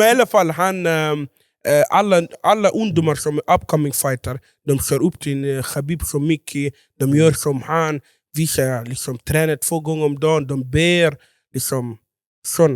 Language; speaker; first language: Swedish; non-native, fluent; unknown